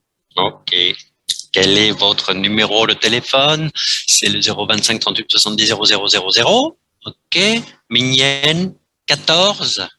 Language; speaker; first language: French; non-native, fluent; Vietnamese